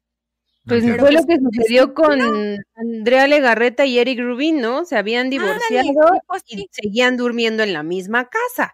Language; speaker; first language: Spanish; native; Spanish